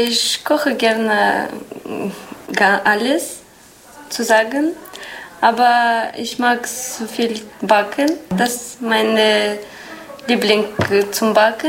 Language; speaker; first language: German; non-native, learner; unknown